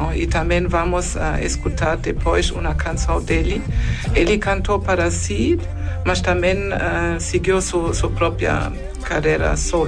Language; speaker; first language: Portuguese; non-native, fluent; German